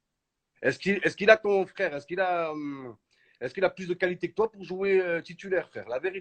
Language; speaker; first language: French; native; French